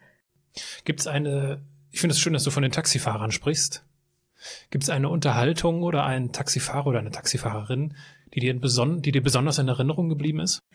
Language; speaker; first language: German; native; German